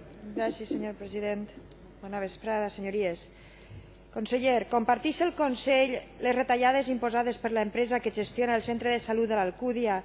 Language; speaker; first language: Catalan; native; Catalan